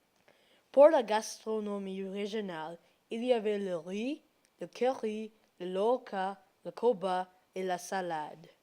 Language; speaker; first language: French; non-native, learner; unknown